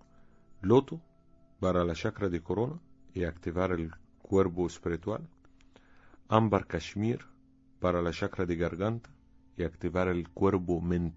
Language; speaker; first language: Spanish; non-native, learner; Arabic